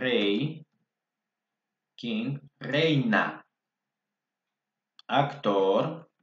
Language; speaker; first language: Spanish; non-native, fluent; English